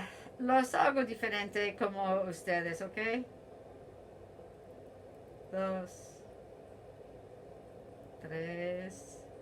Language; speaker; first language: Spanish; non-native, learner; English